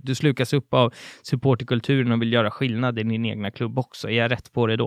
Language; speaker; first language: Swedish; native; Swedish